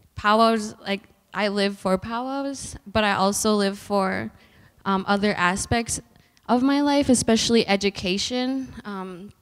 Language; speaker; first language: English; native; English